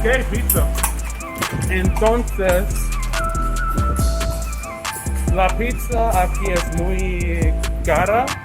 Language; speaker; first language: Spanish; non-native, learner; English